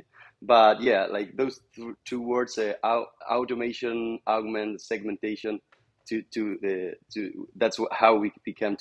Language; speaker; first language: English; non-native, fluent; Spanish